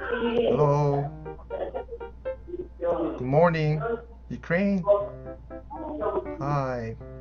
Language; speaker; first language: English; non-native, fluent; Korean